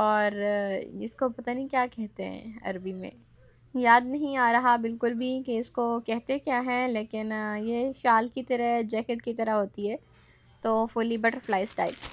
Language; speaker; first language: Urdu; native; Urdu